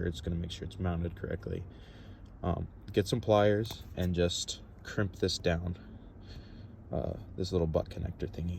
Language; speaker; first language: English; native; English